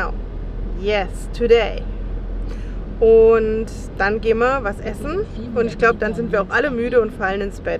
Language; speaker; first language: German; native; German